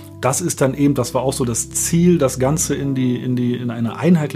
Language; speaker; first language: German; native; German